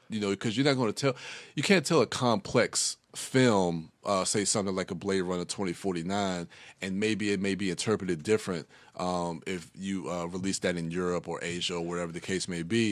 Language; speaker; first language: English; native; English